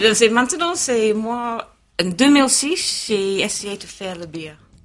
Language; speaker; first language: French; non-native, learner; English